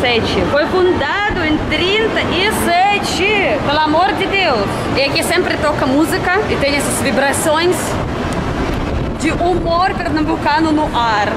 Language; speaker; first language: Portuguese; non-native, fluent; Russian